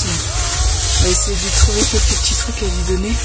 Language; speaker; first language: French; native; French